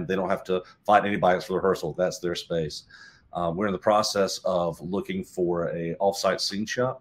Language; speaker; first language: English; native; English